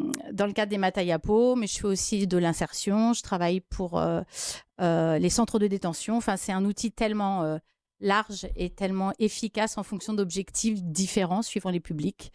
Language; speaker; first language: French; native; French